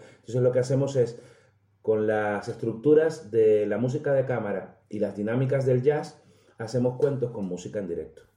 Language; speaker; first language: Spanish; native; Spanish